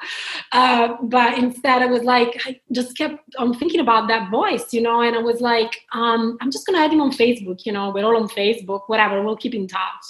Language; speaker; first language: English; non-native, fluent; Italian